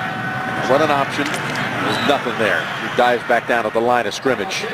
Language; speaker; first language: English; native; English